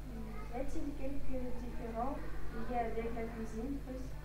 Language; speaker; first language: French; non-native, learner; Russian